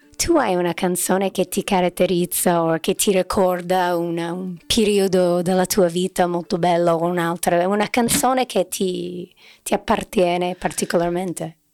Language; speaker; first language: Italian; non-native, fluent; English